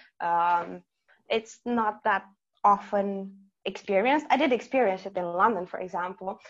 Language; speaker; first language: English; non-native, fluent; Romanian